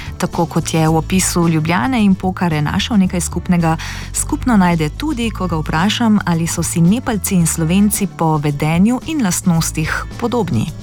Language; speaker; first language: Slovenian; native; Slovenian